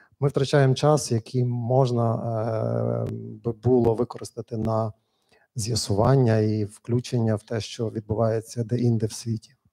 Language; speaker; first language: Ukrainian; native; Ukrainian